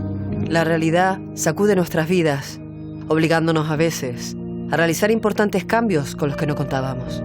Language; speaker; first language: Spanish; native; Spanish